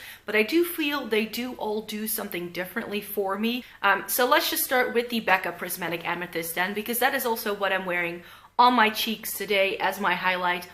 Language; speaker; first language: English; non-native, fluent; Dutch